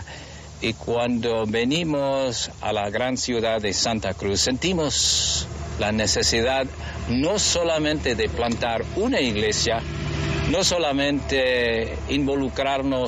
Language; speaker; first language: Spanish; non-native, fluent; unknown